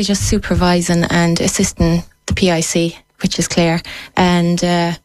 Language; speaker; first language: English; native; English